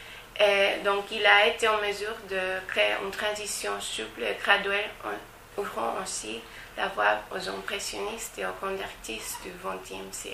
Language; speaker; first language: French; non-native, learner; Spanish